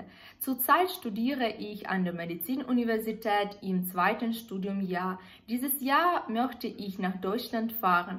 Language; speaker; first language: German; non-native, fluent; Ukrainian